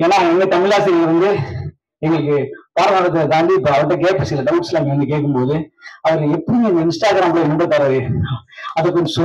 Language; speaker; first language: Tamil; native; Tamil